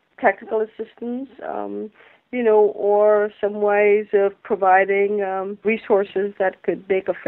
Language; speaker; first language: English; non-native, local second language; Bangla